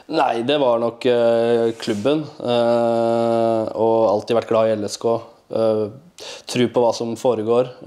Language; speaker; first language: Norwegian; native; Norwegian